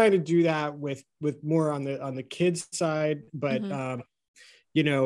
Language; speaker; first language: English; native; English